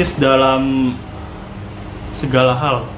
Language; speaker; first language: Indonesian; native; Indonesian